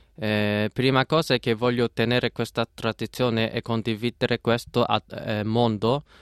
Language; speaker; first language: Italian; non-native, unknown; Cantonese